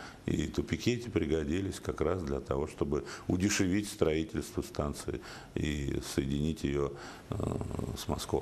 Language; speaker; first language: Russian; native; Russian